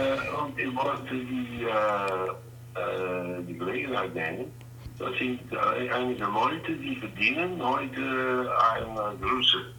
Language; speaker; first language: German; non-native, learner; Dutch